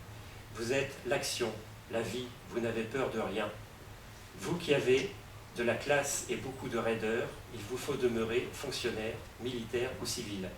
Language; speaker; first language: French; native; French